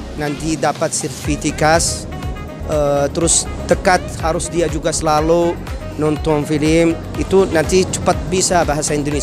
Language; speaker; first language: Indonesian; non-native, fluent; Arabic